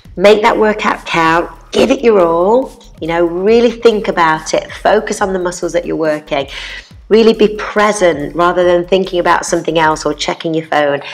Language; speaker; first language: English; native; English